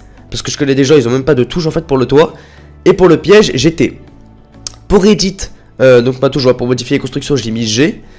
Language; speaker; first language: French; native; French